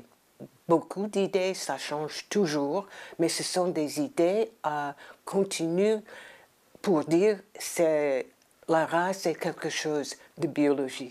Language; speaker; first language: French; non-native, fluent; English